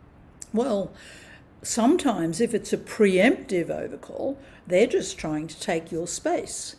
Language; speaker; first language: English; native; English